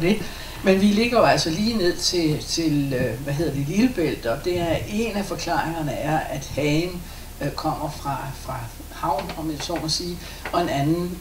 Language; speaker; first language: Danish; native; Danish